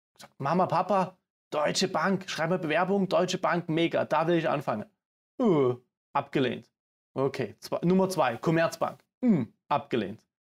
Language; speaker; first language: German; native; German